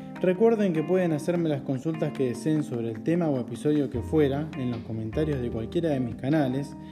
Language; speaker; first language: Spanish; native; Spanish